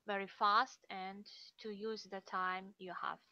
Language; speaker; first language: English; non-native, fluent; Russian